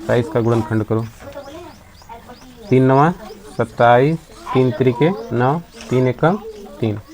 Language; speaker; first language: Hindi; native; Hindi